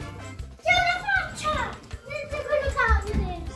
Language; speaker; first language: Italian; early bilingual, other home language; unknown